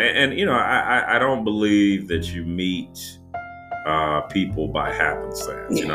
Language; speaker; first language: English; native; English